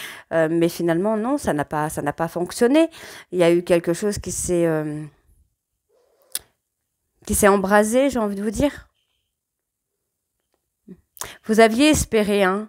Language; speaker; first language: French; native; French